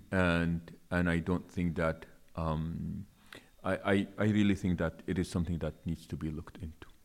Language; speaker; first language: English; non-native, local second language; Arabic